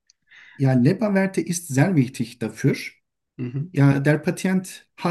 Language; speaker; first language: German; non-native, learner; Turkish